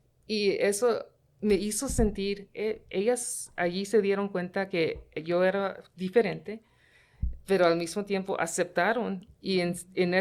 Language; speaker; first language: Spanish; early bilingual, heritage; Spanish